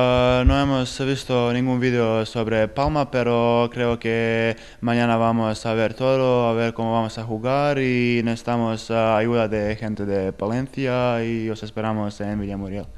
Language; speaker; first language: Spanish; non-native, fluent; Bosnian